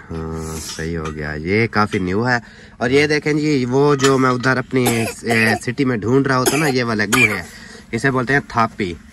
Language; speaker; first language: Urdu; non-native, local second language; Saraiki